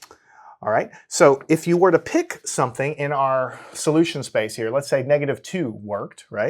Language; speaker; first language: English; native; English